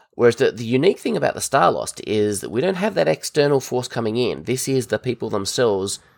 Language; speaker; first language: English; native; English